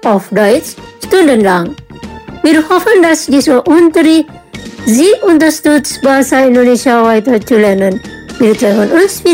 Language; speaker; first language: German; non-native, fluent; Indonesian